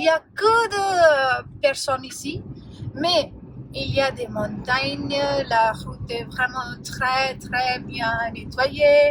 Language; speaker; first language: French; non-native, fluent; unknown